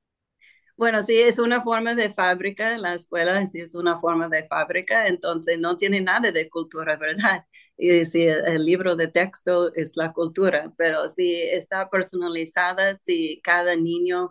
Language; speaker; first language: Spanish; non-native, fluent; English